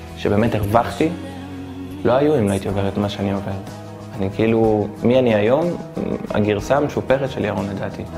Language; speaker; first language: Hebrew; native; Hebrew